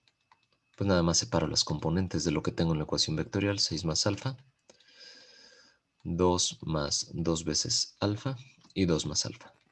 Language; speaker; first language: Spanish; native; Spanish